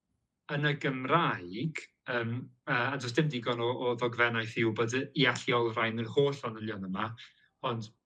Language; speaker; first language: Welsh; native; Welsh